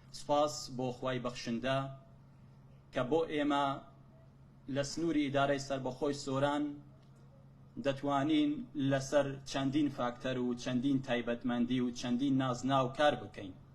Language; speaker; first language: Central Kurdish; non-native, local second language; Assyrian Neo-Aramaic